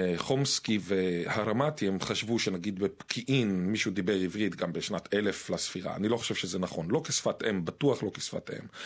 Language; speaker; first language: Hebrew; native; Hebrew